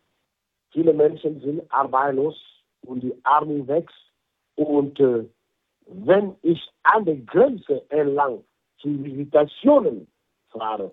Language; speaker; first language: German; non-native, fluent; French